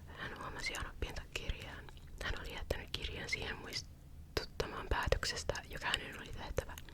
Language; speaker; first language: Finnish; native; Finnish